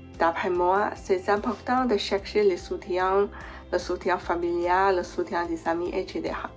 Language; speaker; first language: French; non-native, fluent; Chinese